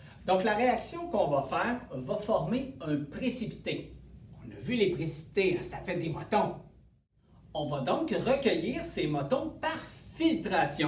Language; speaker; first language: French; native; French